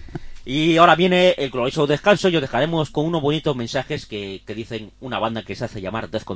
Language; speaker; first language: Spanish; native; Spanish